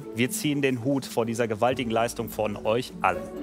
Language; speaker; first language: German; native; German